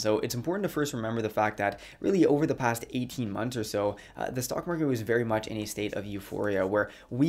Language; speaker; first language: English; native; English